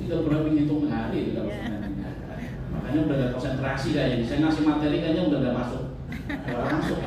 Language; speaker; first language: Indonesian; native; Indonesian